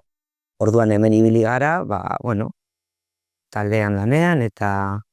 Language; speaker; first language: Basque; non-native, local second language; Spanish